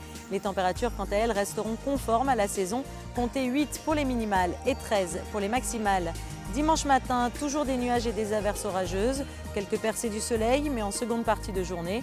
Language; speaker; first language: French; native; French